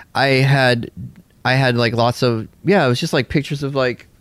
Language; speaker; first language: English; native; English